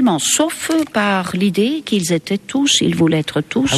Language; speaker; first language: French; non-native, fluent; Estonian